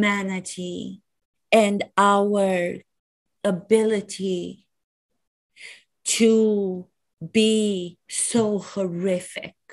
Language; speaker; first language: English; non-native, fluent; Romanian